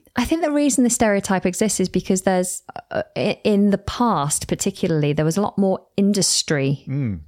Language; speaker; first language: English; native; English